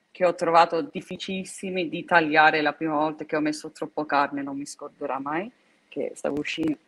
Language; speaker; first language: Italian; early bilingual, heritage; Italian